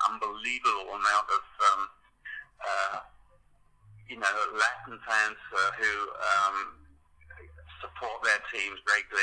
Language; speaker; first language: English; native; English